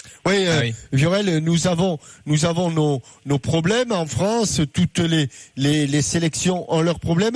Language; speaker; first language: French; native; French